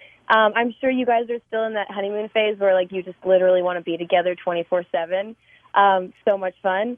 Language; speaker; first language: English; native; English